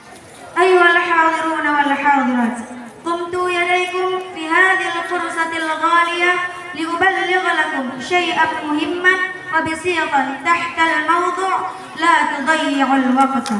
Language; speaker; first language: Arabic; non-native, learner; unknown